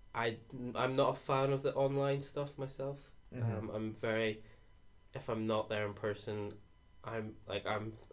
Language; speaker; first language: English; native; English